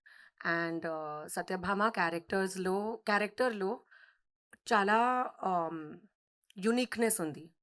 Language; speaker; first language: Telugu; non-native, learner; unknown